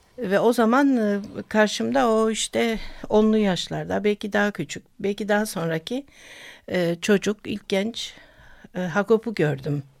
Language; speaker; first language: Turkish; native; Turkish